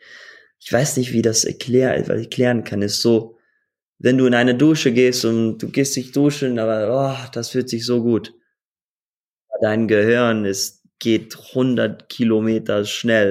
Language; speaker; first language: German; early bilingual, heritage; German